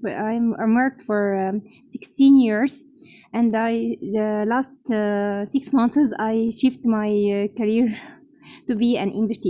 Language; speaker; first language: English; non-native, learner; Arabic